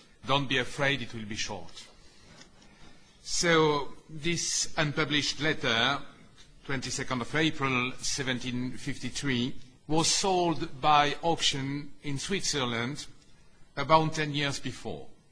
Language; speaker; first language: English; non-native, fluent; French